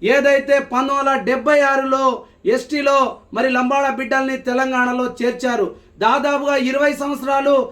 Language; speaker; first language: Telugu; non-native, local second language; Lambadi